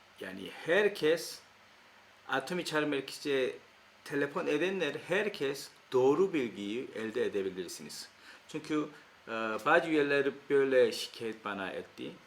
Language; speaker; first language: Turkish; non-native, fluent; Korean